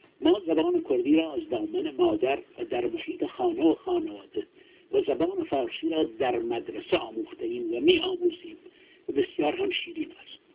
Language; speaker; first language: Persian; non-native, local second language; Kurdish